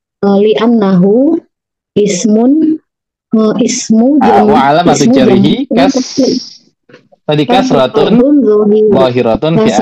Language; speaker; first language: Arabic; non-native, fluent; Indonesian